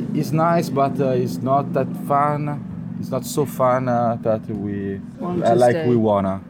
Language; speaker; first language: English; non-native, learner; Italian